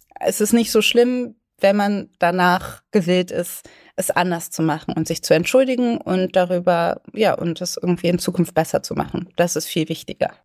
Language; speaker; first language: German; native; German